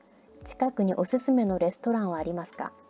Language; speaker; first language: Japanese; non-native, fluent; Korean